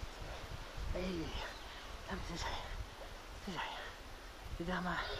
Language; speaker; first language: Chinese; non-native, learner; English